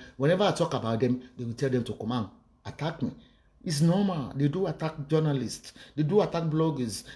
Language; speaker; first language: English; non-native, local second language; Yoruba